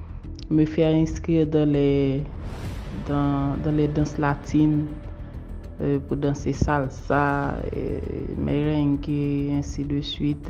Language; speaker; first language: French; non-native, local second language; Haitian Creole